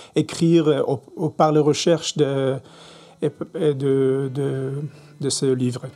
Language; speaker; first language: French; non-native, learner; Hebrew